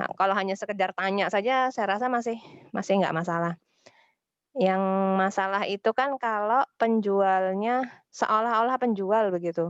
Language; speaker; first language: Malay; non-native, local second language; Javanese